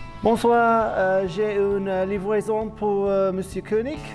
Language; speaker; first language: French; non-native, fluent; English